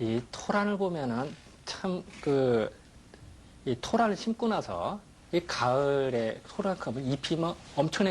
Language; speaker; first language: Korean; native; Korean